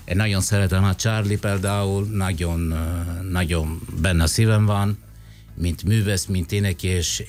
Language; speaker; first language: Hungarian; non-native, fluent; Italian